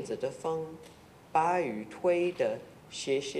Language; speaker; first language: Chinese; non-native, learner; English